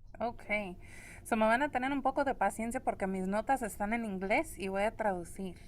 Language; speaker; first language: Spanish; early bilingual, heritage; English